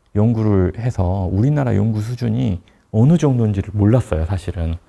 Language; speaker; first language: Korean; native; Korean